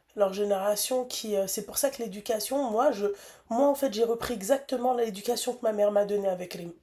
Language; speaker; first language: French; native; French